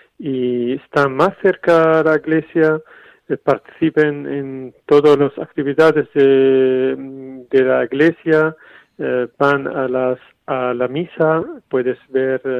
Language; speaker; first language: Spanish; non-native, fluent; Arabic